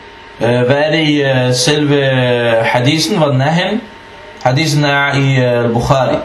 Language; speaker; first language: Danish; non-native, fluent; Arabic